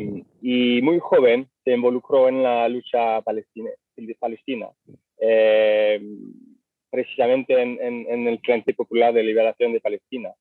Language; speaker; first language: Spanish; non-native, fluent; French